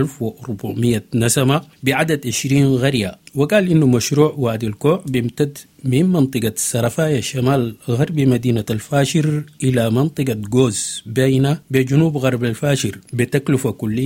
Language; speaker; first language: Arabic; native; Arabic